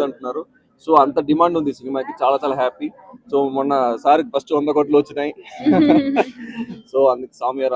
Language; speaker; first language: Telugu; native; Telugu